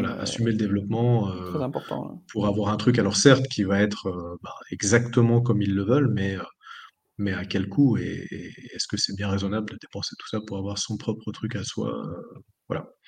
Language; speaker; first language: French; native; French